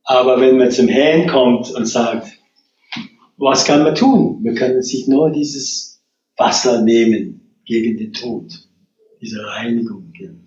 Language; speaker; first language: German; non-native, fluent; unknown